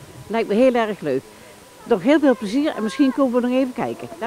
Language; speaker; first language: Dutch; native; Dutch